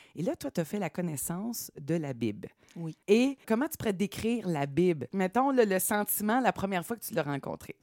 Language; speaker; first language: French; native; French